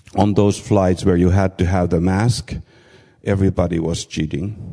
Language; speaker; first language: English; non-native, fluent; Finnish